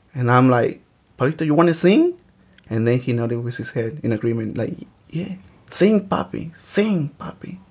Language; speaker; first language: English; early bilingual, other home language; Spanish